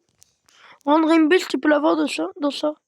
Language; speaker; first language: French; native; French